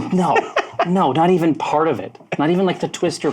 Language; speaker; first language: English; native; English